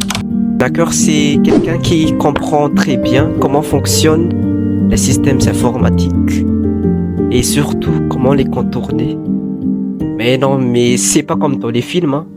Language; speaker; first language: French; non-native, local second language; Malagasy